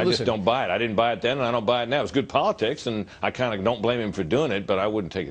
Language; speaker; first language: English; native; English